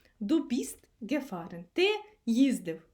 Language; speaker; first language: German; non-native, fluent; Ukrainian